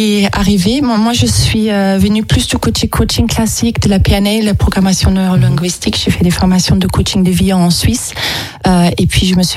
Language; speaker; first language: French; non-native, fluent; German